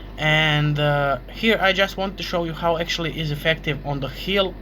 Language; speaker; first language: English; non-native, fluent; Croatian